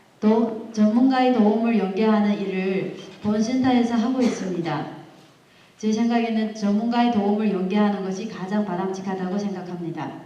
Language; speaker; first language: Korean; non-native, fluent; Chinese